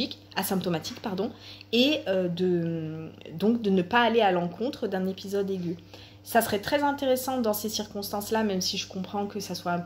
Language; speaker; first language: French; non-native, fluent; Italian